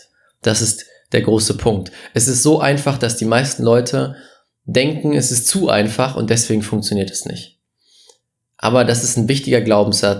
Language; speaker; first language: German; native; German